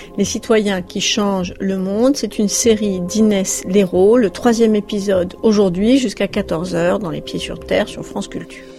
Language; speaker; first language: French; native; French